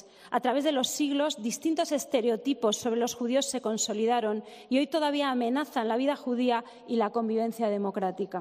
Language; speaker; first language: Spanish; native; Spanish